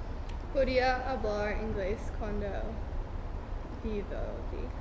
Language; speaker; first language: Spanish; non-native, learner; English